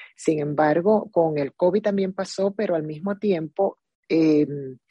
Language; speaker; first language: Spanish; native; Spanish